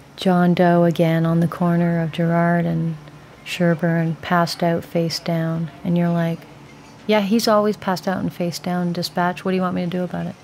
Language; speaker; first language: English; native; English